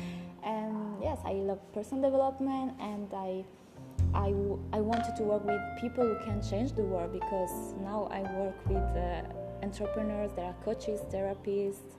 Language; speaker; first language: English; non-native, learner; Italian